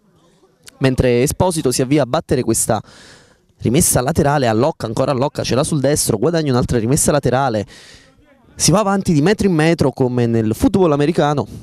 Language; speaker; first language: Italian; native; Italian